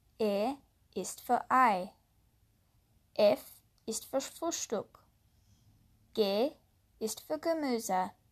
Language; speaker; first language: German; non-native, learner; English